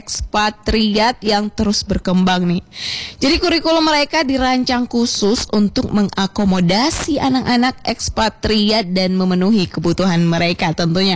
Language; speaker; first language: Indonesian; native; Indonesian